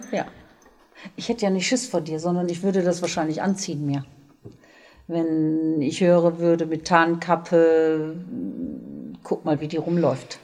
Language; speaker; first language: German; native; German